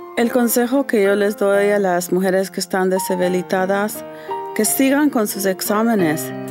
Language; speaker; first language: Spanish; early bilingual, heritage; Spanish